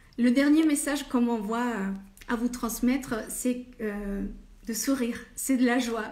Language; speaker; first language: French; non-native, fluent; Spanish